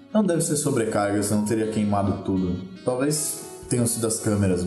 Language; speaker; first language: Portuguese; native; Portuguese